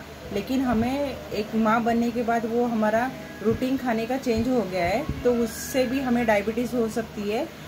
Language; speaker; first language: Hindi; native; Hindi